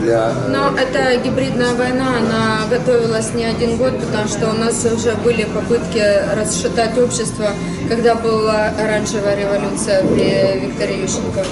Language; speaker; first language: Russian; native; Russian